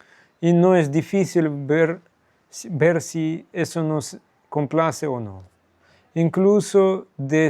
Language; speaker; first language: Spanish; non-native, fluent; Russian